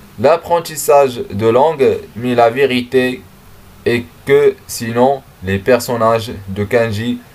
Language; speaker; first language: French; non-native, learner; Arabic